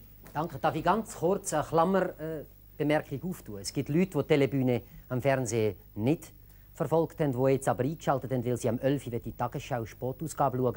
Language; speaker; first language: German; native; German